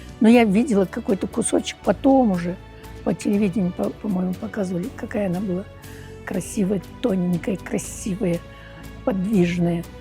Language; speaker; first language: Russian; non-native, local second language; Uyghur